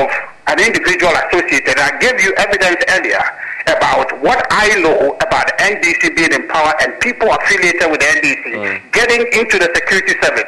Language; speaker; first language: English; non-native, local second language; Ewe